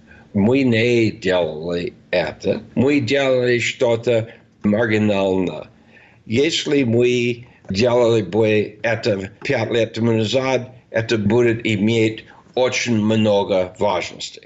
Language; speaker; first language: Russian; non-native, fluent; English